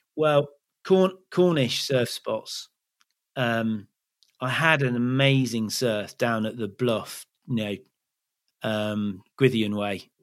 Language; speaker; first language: English; native; English